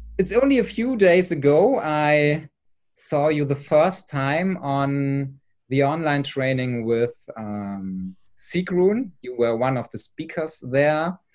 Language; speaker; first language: English; non-native, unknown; German